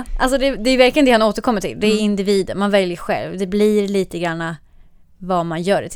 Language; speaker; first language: Swedish; native; Swedish